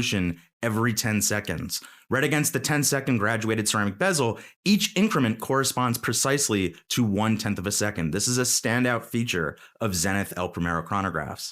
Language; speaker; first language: English; native; English